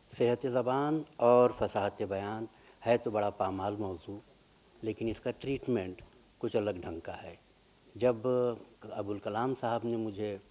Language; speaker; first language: Urdu; native; Urdu